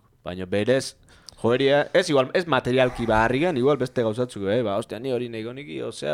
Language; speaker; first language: Basque; native; Basque